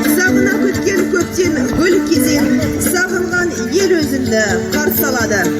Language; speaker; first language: Kazakh; non-native, local second language; Russian